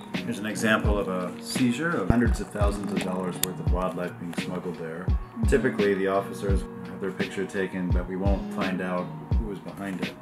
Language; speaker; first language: English; native; English